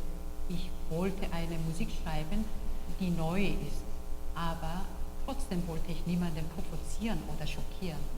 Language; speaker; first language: German; non-native, fluent; Korean